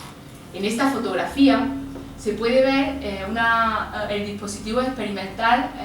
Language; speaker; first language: Spanish; native; Spanish